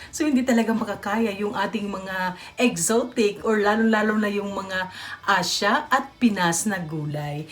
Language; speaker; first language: Filipino; native; Filipino